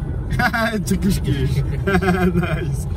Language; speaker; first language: English; non-native, learner; Turkish